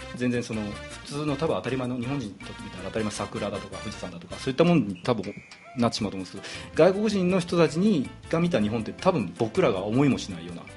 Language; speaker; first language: Japanese; native; Japanese